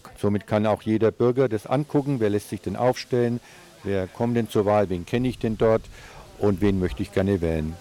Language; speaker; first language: German; native; German